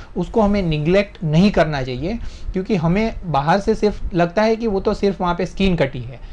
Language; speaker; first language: Hindi; non-native, local second language; Gujarati